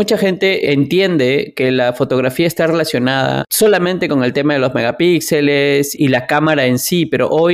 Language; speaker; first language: Spanish; native; Spanish